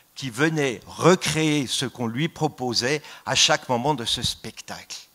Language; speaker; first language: French; native; French